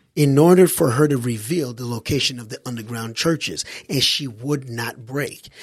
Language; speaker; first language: English; early bilingual, other home language; Haitian Creole